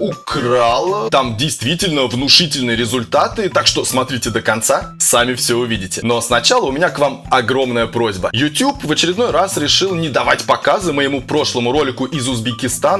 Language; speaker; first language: Russian; native; Russian